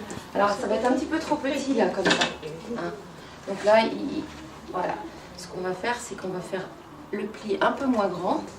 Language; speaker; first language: French; native; French